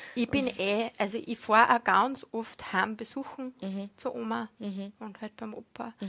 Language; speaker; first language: German; native; German